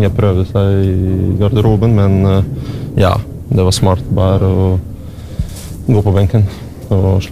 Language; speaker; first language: Norwegian; non-native, learner; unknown